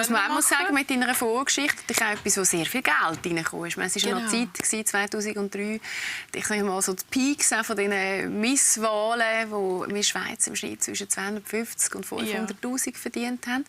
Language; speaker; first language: German; native; German